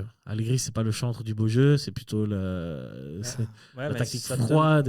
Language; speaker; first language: French; native; French